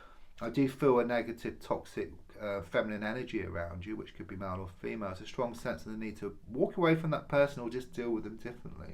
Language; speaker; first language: English; native; English